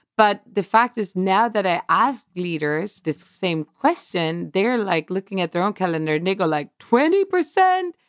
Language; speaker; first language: English; non-native, fluent; Swedish